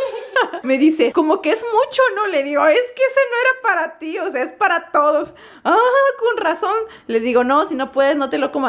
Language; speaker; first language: Spanish; native; Spanish